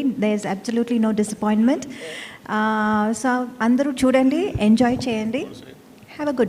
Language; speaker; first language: Telugu; non-native, fluent; Tamil